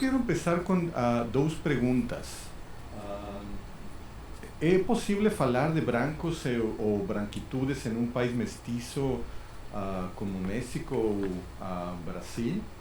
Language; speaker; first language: Portuguese; non-native, learner; Spanish